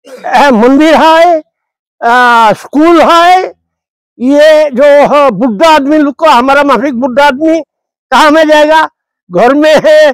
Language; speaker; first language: Hindi; non-native, local second language; Bangla